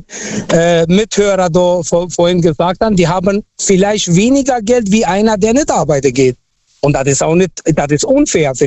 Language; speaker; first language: German; non-native, fluent; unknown